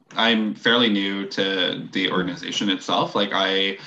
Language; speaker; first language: English; non-native, fluent; French